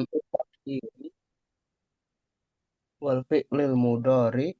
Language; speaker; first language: Arabic; non-native, learner; Indonesian